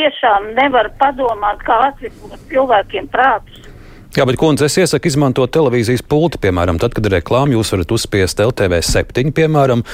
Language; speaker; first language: Latvian; native; Latvian